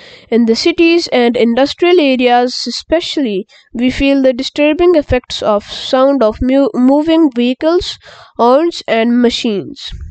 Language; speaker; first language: English; non-native, local second language; Urdu